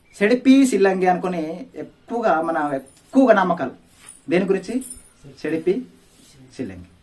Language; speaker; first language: Telugu; non-native, local second language; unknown